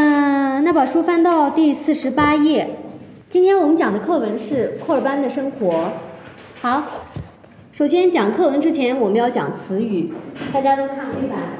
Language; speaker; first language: Chinese; non-native, fluent; Uyghur